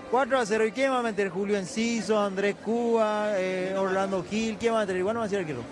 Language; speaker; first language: Spanish; native; Spanish